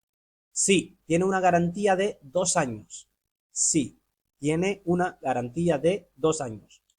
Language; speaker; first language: Spanish; non-native, fluent; Urdu